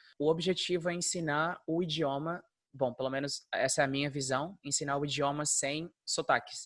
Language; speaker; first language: Portuguese; native; Portuguese